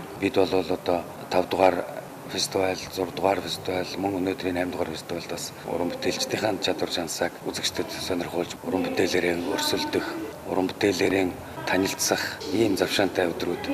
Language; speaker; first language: Mongolian; native; Mongolian